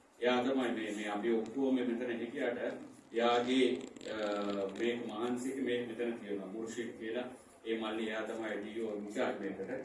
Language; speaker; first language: Sinhala; non-native, local second language; Tamil